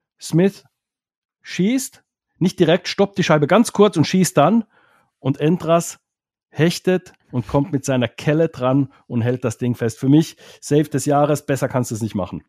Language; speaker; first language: German; non-native, fluent; Finnish